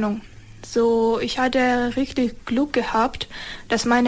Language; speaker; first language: German; non-native, fluent; Ukrainian